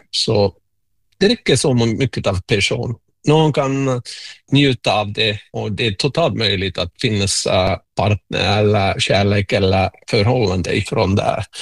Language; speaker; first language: Swedish; non-native, local second language; Finnish